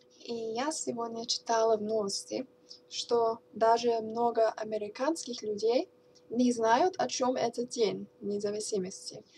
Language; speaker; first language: Russian; non-native, learner; English